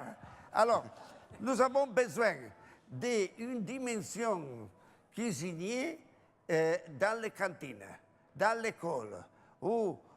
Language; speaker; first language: French; non-native, fluent; Italian